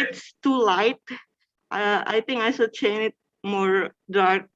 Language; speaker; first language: English; non-native, fluent; Indonesian